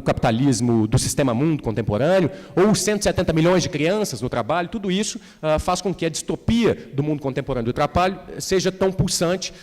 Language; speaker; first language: Portuguese; native; Portuguese